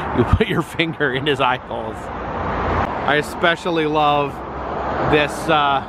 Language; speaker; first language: English; native; English